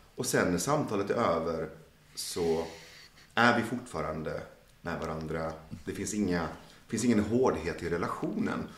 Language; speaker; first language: Swedish; early bilingual, other home language; Persian